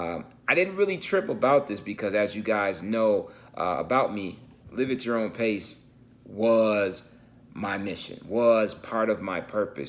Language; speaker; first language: English; native; English